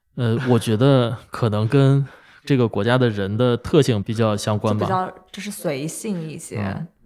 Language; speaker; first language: Chinese; native; Chinese